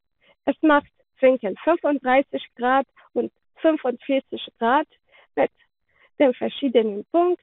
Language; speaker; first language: German; non-native, learner; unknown